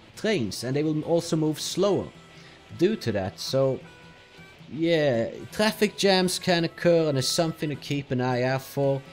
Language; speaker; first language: English; non-native, fluent; Norwegian